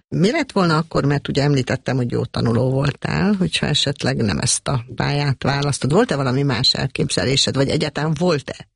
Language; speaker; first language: Hungarian; native; Hungarian